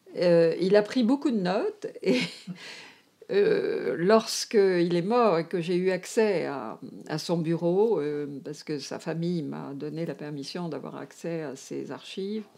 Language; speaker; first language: French; native; French